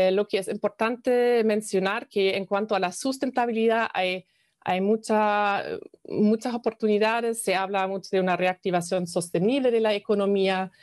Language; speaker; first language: Spanish; non-native, fluent; German